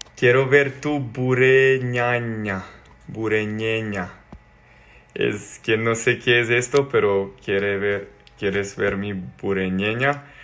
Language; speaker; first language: Spanish; non-native, learner; Serbian